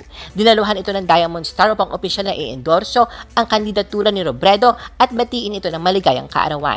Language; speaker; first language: Filipino; native; Filipino